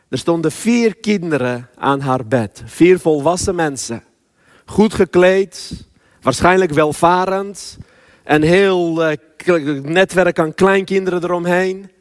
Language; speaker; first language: Dutch; early bilingual, other home language; Armenian